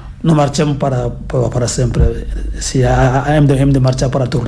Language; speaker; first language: Catalan; non-native, fluent; Fula